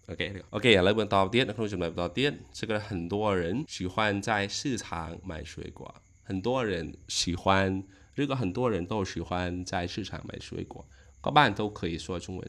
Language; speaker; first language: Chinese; non-native, learner; Khmer